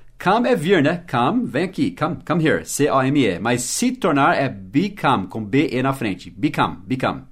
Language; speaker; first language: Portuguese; early bilingual, other home language; English